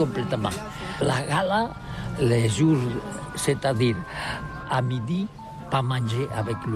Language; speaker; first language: French; non-native, learner; Catalan